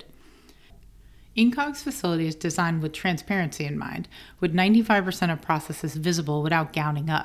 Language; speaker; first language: English; native; English